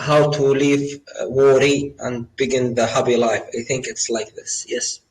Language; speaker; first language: English; non-native, learner; Arabic